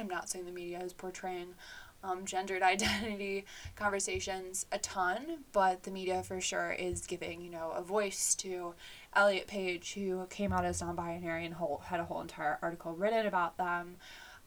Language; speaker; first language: English; native; English